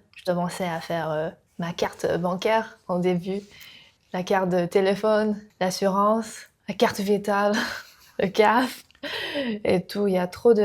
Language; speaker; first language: French; non-native, learner; Chinese